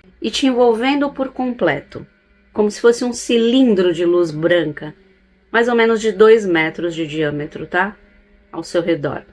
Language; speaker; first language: Portuguese; native; Portuguese